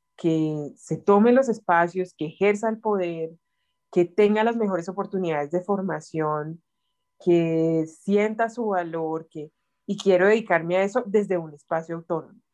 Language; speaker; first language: Spanish; native; Spanish